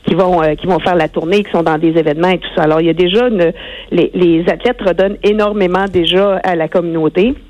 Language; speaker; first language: French; native; French